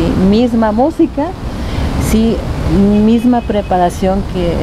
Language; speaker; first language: Spanish; non-native, fluent; Japanese